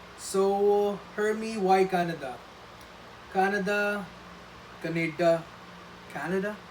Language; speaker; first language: Filipino; early bilingual, other home language; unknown